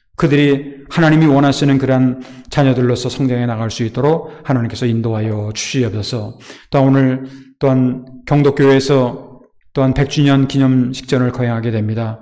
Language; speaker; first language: Korean; native; Korean